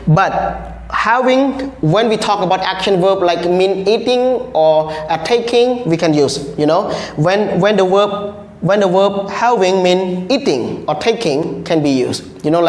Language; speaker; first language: English; non-native, learner; Khmer